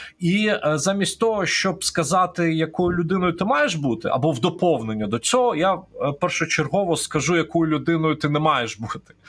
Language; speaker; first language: Ukrainian; non-native, local second language; Russian